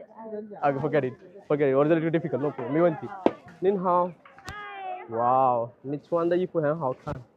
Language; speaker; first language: Chinese; non-native, learner; Bangla